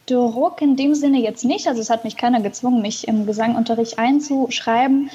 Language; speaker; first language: German; early bilingual, other home language; Russian